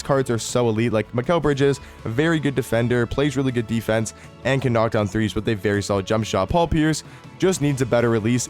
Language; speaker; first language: English; native; English